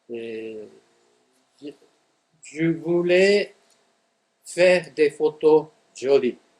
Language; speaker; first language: French; non-native, fluent; Japanese